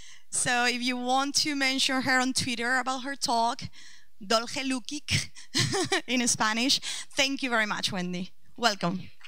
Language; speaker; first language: English; non-native, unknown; Spanish